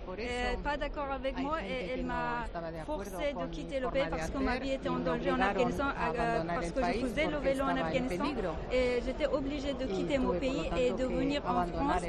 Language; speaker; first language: French; non-native, fluent; Persian